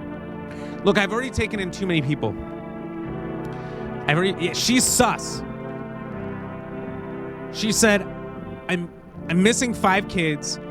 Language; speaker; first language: English; native; English